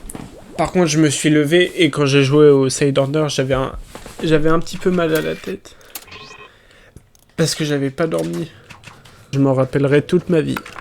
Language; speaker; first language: French; native; French